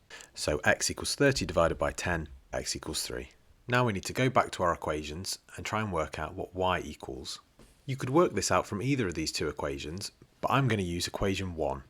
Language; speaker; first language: English; native; English